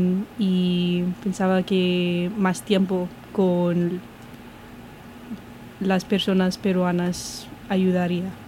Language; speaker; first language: Spanish; non-native, learner; English